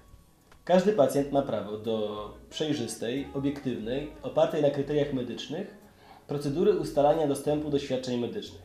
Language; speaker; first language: Polish; native; Polish